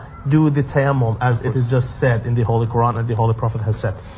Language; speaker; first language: English; non-native, fluent; Persian